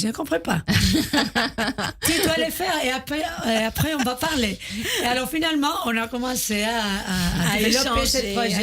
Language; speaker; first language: French; non-native, learner; Spanish